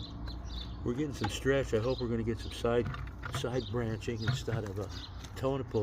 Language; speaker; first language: English; native; English